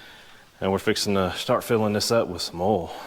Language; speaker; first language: English; native; English